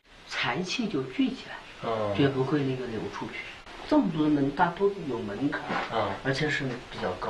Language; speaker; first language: Chinese; native; Chinese